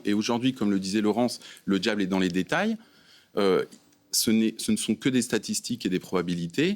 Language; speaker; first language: French; native; French